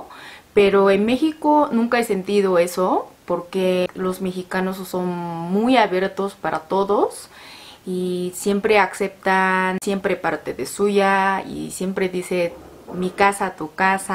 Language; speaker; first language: Spanish; non-native, learner; Korean